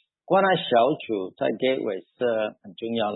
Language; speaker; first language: Chinese; early bilingual, heritage; Chinese